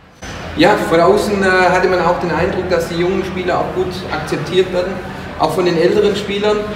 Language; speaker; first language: German; native; German